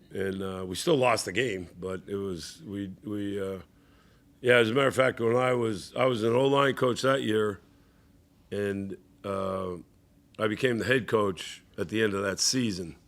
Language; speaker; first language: English; native; English